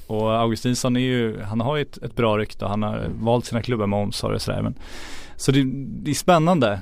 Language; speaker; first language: Swedish; native; Swedish